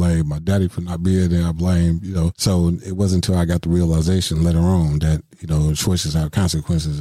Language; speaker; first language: English; native; English